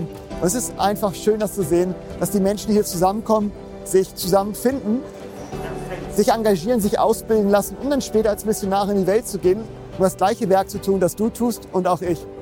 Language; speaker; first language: German; native; German